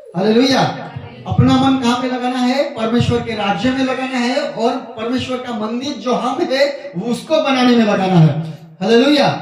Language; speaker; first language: Hindi; non-native, local second language; Gujarati